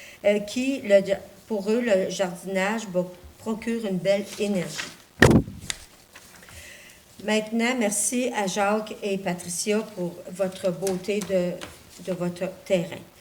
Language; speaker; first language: French; native; French